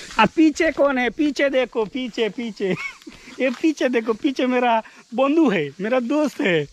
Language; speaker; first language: Hindi; non-native, learner; Bangla